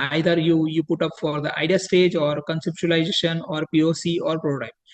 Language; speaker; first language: English; non-native, local second language; Gujarati